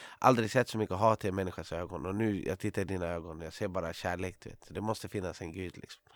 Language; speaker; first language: Swedish; native; Swedish